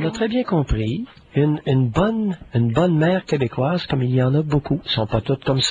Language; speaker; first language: French; native; French